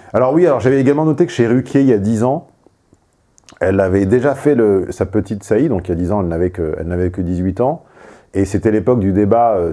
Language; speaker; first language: French; native; French